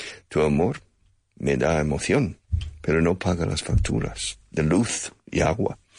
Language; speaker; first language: Spanish; non-native, fluent; English